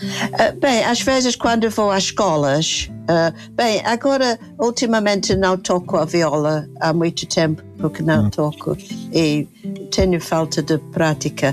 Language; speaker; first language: Portuguese; non-native, fluent; English